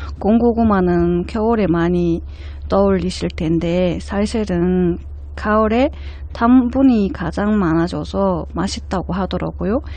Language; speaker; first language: Korean; non-native, fluent; Mongolian